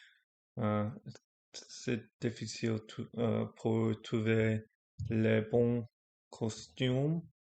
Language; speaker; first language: French; non-native, learner; English